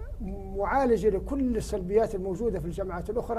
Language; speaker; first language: Arabic; native; Arabic